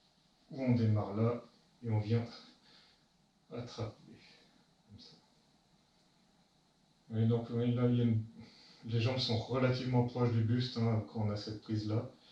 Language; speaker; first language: French; native; French